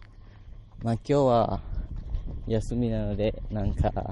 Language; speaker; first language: Japanese; non-native, learner; Malay